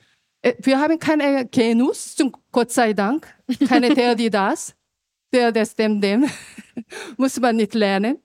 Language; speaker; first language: German; non-native, fluent; Korean